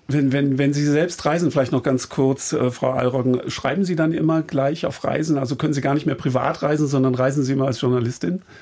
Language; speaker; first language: German; native; German